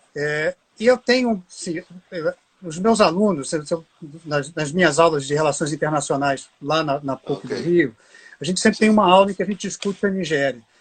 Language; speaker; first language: Portuguese; native; Portuguese